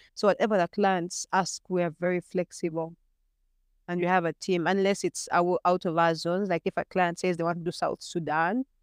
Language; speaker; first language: English; non-native, local second language; Ganda